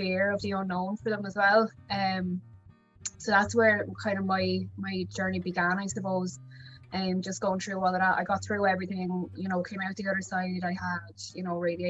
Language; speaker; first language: English; native; English